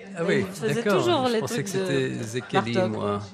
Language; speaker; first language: French; non-native, fluent; Romanian